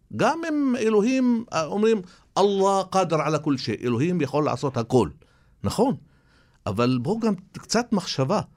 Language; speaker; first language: Hebrew; non-native, local second language; Arabic